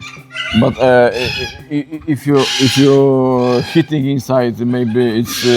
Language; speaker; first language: English; non-native, learner; Polish